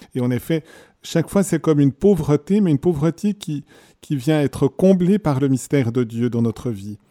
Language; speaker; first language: French; native; French